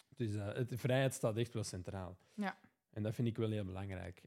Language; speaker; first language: Dutch; native; Dutch